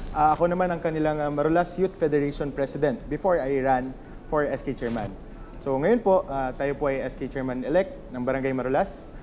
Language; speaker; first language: Filipino; native; Filipino